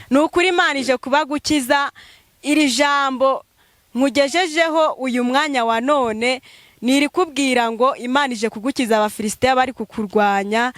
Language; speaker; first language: Kinyarwanda; native; Kinyarwanda